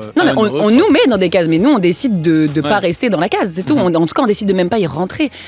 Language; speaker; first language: French; native; French